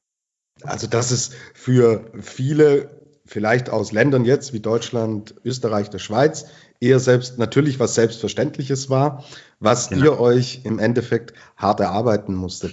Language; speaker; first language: German; native; German